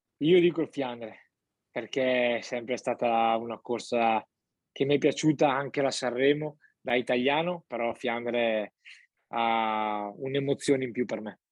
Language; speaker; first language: Italian; native; Italian